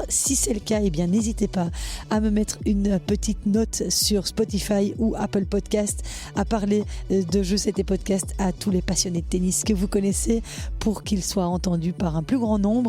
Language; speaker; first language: French; native; French